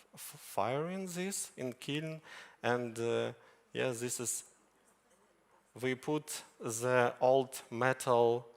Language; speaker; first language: English; non-native, learner; Ukrainian